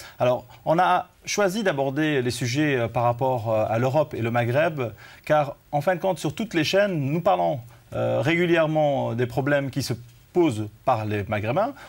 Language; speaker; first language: French; native; French